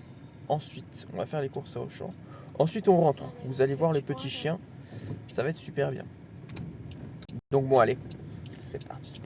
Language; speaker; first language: French; native; French